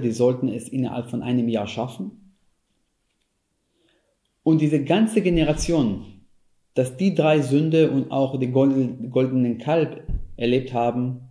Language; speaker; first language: German; non-native, fluent; Hebrew